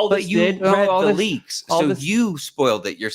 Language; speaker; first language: English; native; English